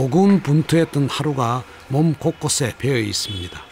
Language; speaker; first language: Korean; native; Korean